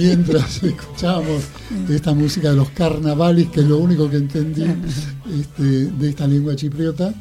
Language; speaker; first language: Spanish; native; Spanish